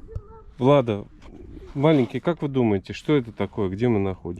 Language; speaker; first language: Russian; native; Russian